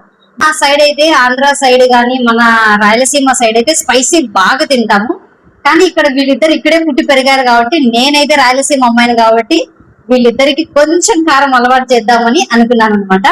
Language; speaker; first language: Telugu; native; Telugu